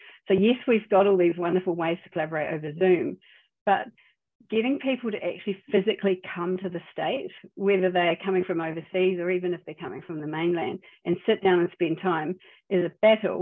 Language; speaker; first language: English; native; English